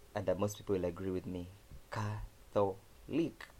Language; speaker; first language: English; non-native, local second language; Kamba